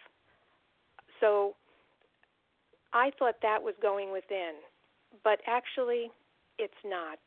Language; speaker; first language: English; native; English